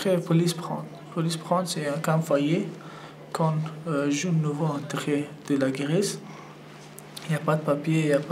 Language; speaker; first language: French; non-native, learner; Persian